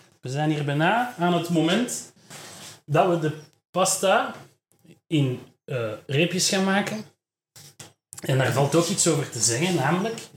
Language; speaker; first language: Dutch; native; Dutch